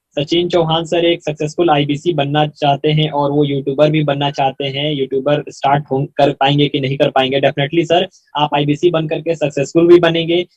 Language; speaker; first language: Hindi; native; Hindi